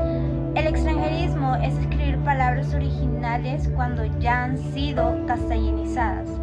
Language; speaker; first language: Spanish; native; Spanish